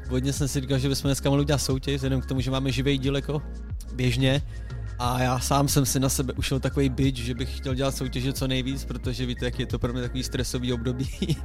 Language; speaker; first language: Czech; native; Czech